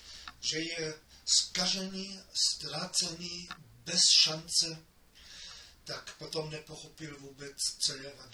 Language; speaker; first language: Czech; non-native, fluent; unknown